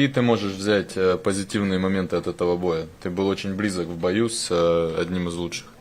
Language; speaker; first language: Russian; native; Russian